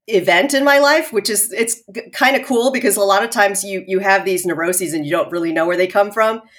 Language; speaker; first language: English; early bilingual, other home language; Chinese